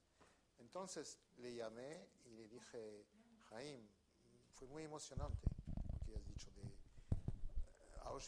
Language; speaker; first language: Spanish; non-native, fluent; French